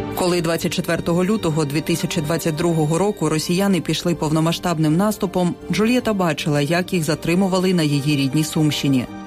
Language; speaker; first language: Ukrainian; native; Ukrainian